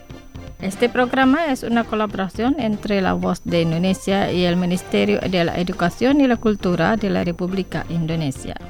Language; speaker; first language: Spanish; non-native, fluent; Indonesian